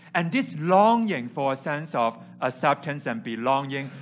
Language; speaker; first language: English; non-native, local second language; Cantonese